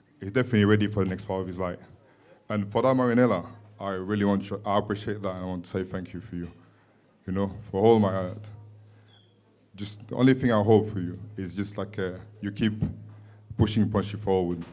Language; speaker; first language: English; non-native, fluent; French